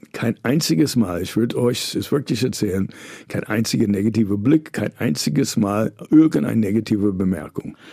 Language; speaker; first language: German; non-native, fluent; English